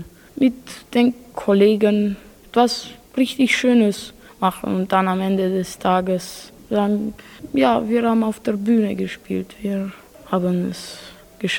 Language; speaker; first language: German; non-native, local second language; Romanian